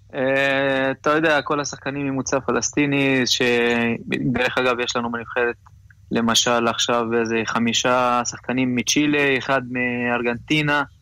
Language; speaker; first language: Hebrew; non-native, local second language; Arabic